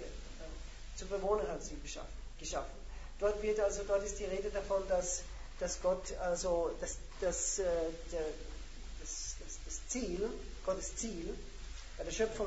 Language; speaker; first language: German; native; German